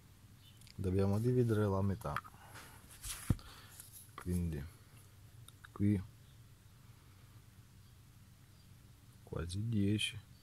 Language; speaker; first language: Italian; non-native, fluent; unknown